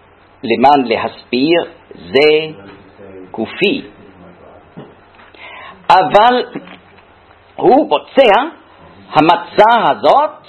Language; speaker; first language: Hebrew; non-native, fluent; German